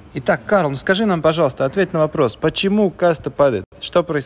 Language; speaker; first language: Russian; native; Russian